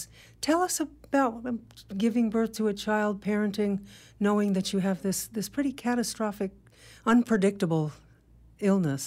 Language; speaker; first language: English; native; English